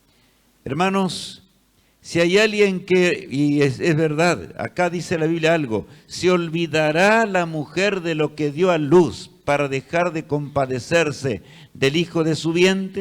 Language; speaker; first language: Spanish; native; Spanish